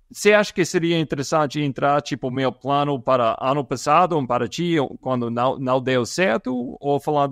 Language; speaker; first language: Portuguese; non-native, fluent; English